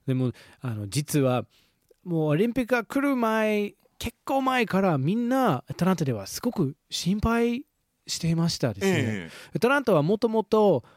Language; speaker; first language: Japanese; non-native, fluent; English